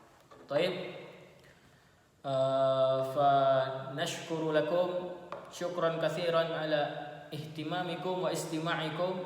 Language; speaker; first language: Arabic; non-native, fluent; Indonesian